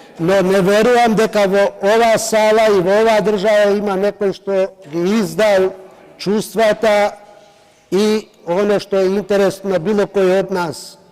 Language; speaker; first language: Macedonian; non-native, local second language; Albanian